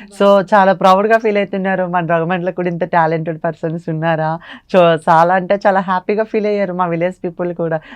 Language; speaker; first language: Telugu; native; Telugu